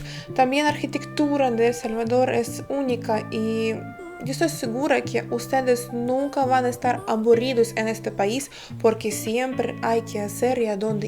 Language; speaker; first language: Spanish; non-native, fluent; Ukrainian